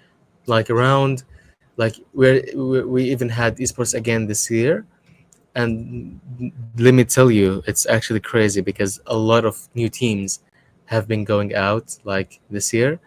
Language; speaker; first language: English; non-native, fluent; Arabic